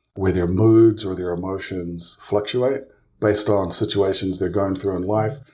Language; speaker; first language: English; native; English